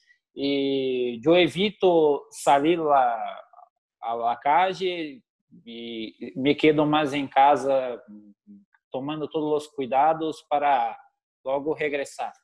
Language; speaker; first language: Spanish; non-native, learner; Portuguese